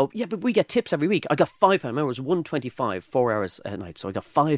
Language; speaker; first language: English; native; English